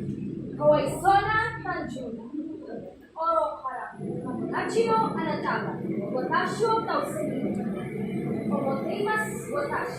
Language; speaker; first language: Japanese; non-native, learner; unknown